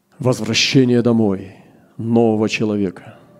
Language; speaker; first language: Russian; native; Russian